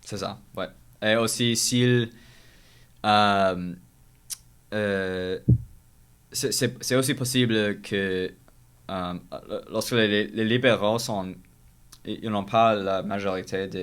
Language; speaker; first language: French; non-native, local second language; English